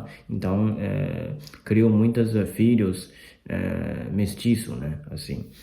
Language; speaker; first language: Portuguese; non-native, fluent; Chinese